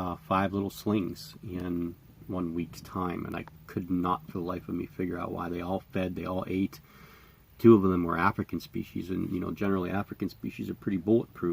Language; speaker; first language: English; native; English